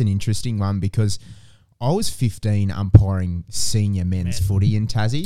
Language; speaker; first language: English; native; English